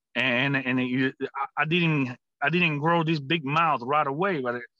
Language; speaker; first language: English; non-native, fluent; Spanish